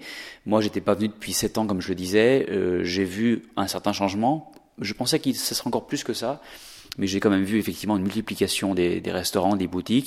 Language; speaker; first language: French; native; French